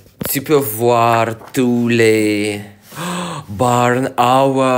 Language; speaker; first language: French; non-native, learner; English